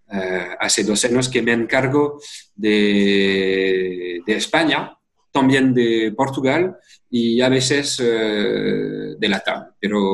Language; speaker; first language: Spanish; non-native, fluent; French